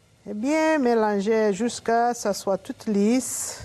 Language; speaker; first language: French; non-native, learner; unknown